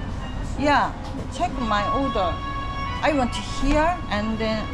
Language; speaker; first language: English; non-native, learner; Korean